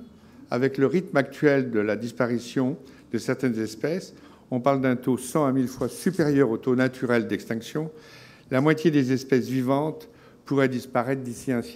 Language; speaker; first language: French; native; French